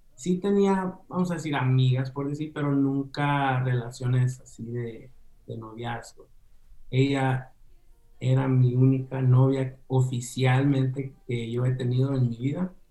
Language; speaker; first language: Spanish; early bilingual, heritage; Spanish